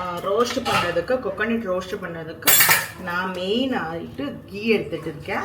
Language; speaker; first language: Tamil; non-native, learner; Malayalam